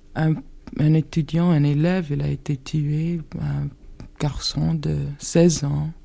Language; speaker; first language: French; non-native, fluent; English